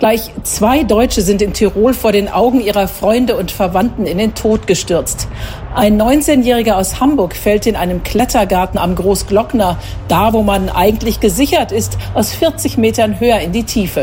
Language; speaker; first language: German; native; German